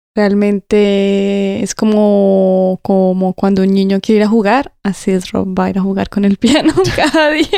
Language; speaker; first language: Spanish; native; Spanish